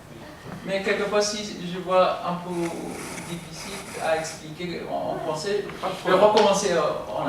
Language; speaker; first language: French; non-native, learner; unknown